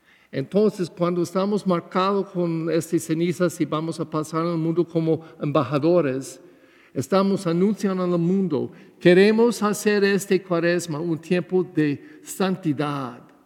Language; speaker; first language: Spanish; non-native, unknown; English